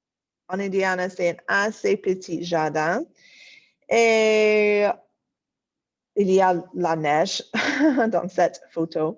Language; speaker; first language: French; non-native, fluent; English